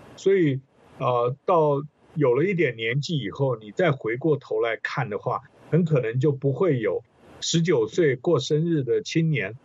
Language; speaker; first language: Chinese; native; Chinese